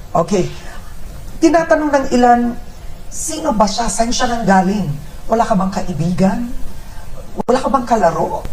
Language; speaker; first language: Filipino; native; Filipino